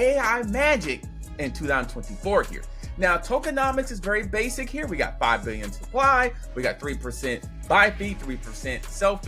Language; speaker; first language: English; native; English